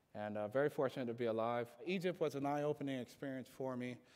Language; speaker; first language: English; native; English